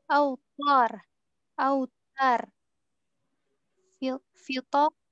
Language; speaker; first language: Arabic; non-native, learner; Indonesian